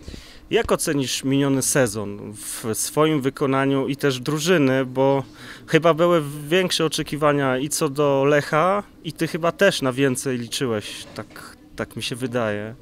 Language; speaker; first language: Polish; native; Polish